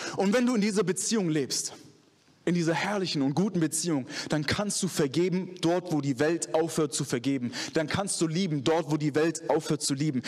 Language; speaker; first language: German; early bilingual, other home language; Arabic